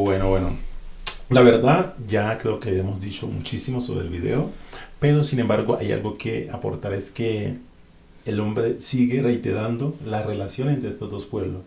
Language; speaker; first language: Spanish; native; Spanish